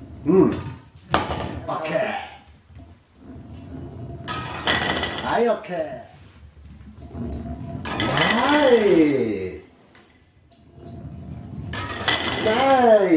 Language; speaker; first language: Japanese; native; Japanese